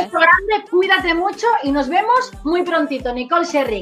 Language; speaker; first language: Spanish; native; Spanish